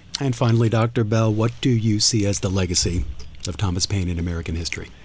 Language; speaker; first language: English; native; English